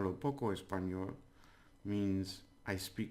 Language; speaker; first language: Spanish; non-native, learner; English